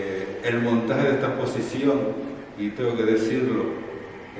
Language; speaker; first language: Spanish; native; Spanish